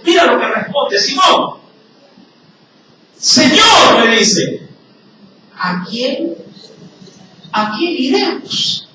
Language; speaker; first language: Spanish; native; Spanish